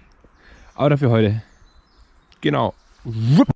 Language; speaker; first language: German; native; German